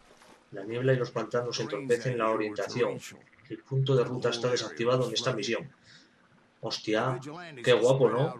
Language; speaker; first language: Spanish; native; Spanish